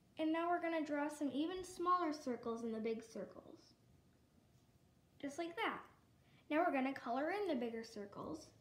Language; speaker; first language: English; native; English